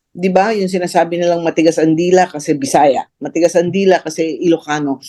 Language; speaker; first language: Filipino; native; Filipino